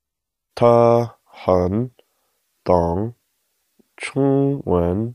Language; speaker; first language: Chinese; non-native, learner; English